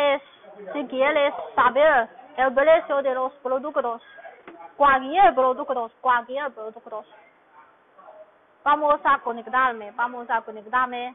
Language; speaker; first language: Spanish; non-native, learner; Chinese